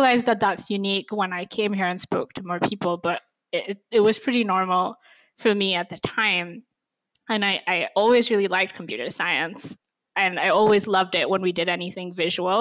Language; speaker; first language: English; native; English